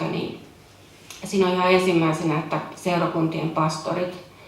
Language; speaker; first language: Finnish; native; Finnish